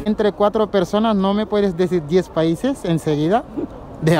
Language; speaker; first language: Spanish; non-native, fluent; Wolof